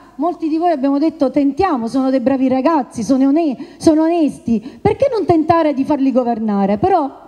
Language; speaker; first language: Italian; native; Italian